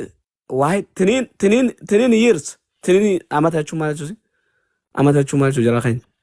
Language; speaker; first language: Arabic; non-native, learner; Oromo